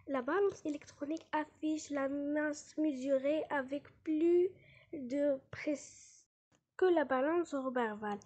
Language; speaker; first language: French; non-native, local second language; Arabic